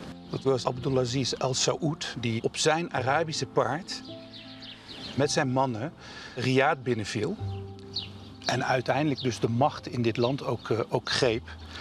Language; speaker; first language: Dutch; native; Dutch